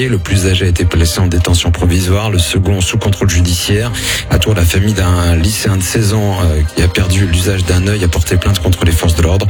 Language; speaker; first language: French; native; French